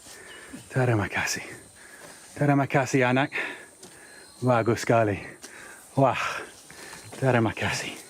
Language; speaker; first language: Indonesian; non-native, learner; English